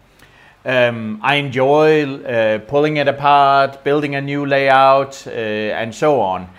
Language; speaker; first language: English; non-native, fluent; Danish